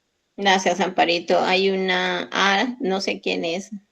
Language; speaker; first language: Spanish; native; Spanish